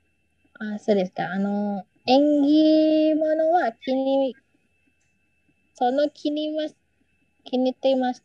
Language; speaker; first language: Japanese; non-native, learner; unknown